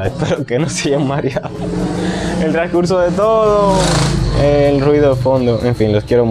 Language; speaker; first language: Spanish; native; Spanish